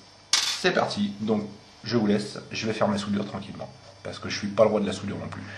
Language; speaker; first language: French; native; French